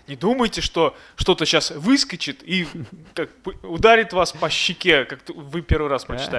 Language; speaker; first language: Russian; native; Russian